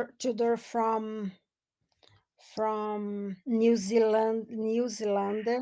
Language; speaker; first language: English; non-native, learner; Portuguese